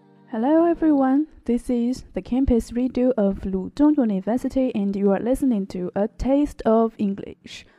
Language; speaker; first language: English; non-native, learner; Chinese